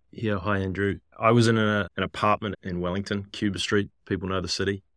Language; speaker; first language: English; native; English